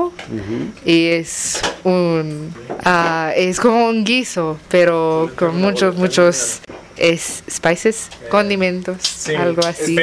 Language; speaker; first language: Spanish; non-native, learner; Tamil